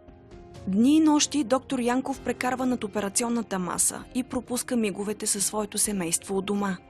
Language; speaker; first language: Bulgarian; native; Bulgarian